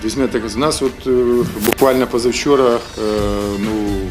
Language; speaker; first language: Ukrainian; native; Ukrainian